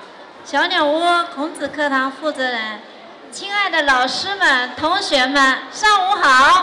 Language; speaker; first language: Chinese; native; Chinese